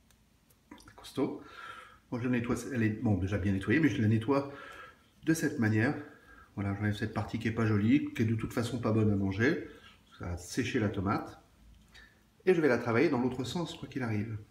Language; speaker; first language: French; native; French